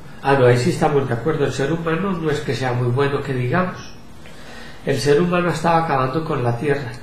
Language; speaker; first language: Spanish; native; Spanish